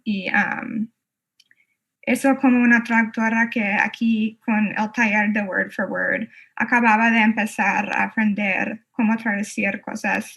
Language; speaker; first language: Spanish; non-native, fluent; English